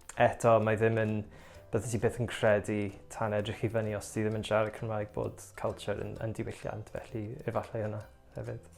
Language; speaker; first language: Welsh; non-native, local second language; English